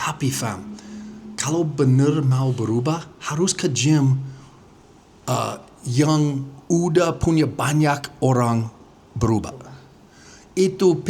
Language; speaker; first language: Indonesian; non-native, fluent; English